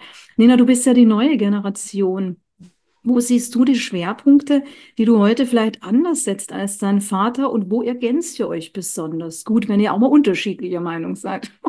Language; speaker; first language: German; native; German